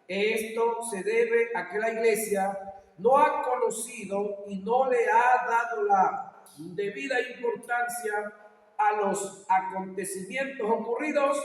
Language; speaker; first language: Spanish; native; Spanish